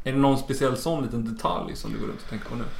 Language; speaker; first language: Swedish; native; Swedish